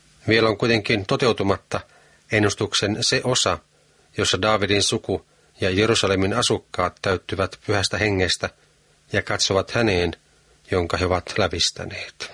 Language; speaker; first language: Finnish; native; Finnish